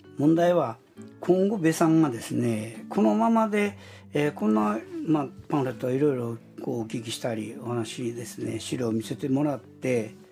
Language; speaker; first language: Japanese; native; Japanese